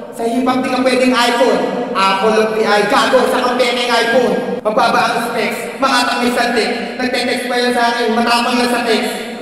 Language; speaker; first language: Filipino; native; Filipino